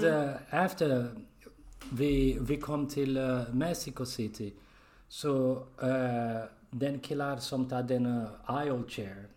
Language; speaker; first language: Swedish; non-native, learner; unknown